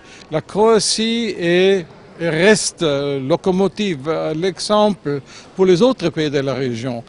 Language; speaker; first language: French; non-native, fluent; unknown